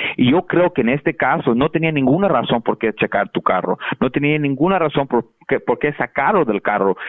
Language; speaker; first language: Spanish; early bilingual, heritage; Spanish